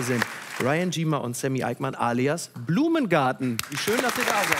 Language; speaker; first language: German; native; German